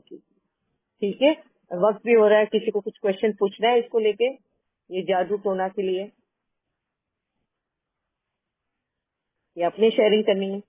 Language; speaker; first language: Hindi; native; Hindi